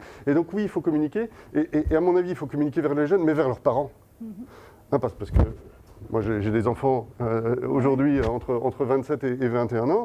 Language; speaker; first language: French; native; French